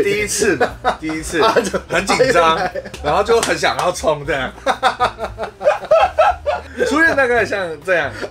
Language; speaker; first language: Chinese; native; Chinese